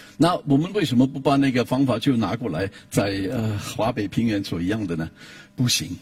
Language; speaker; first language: Chinese; non-native, fluent; German